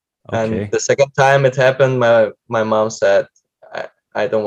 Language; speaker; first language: English; non-native, fluent; German